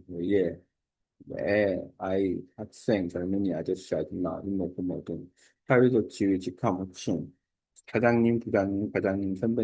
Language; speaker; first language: Korean; native; Korean